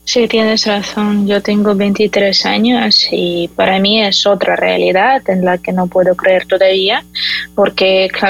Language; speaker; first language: Spanish; non-native, fluent; Ukrainian